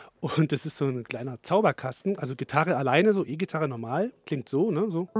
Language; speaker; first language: German; native; German